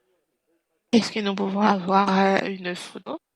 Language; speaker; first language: French; non-native, fluent; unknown